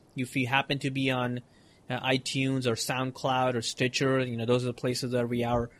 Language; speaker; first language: English; non-native, local second language; Hindi